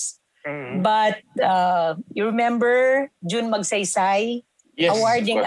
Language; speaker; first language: English; non-native, local second language; Filipino